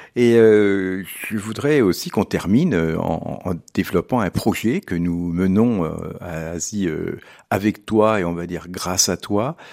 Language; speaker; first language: French; native; French